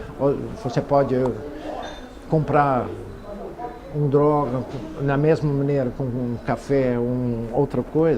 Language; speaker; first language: Portuguese; non-native, fluent; Dutch